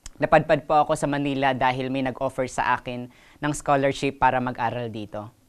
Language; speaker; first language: Filipino; non-native, local second language; Waray